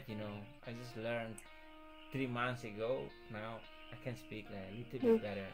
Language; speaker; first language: English; non-native, learner; Tetum